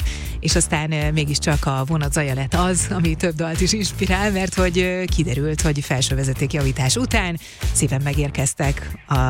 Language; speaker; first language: Hungarian; native; Hungarian